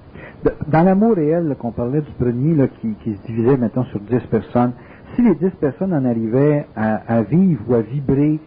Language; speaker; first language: French; native; French